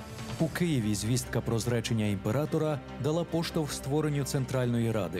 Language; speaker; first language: Ukrainian; native; Ukrainian